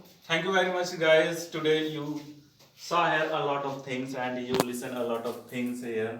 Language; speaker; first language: English; non-native, local second language; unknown